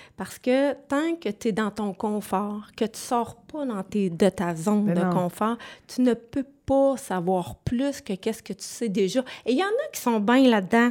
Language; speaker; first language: French; native; French